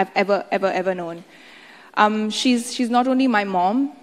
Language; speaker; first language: English; non-native, local second language; Hindi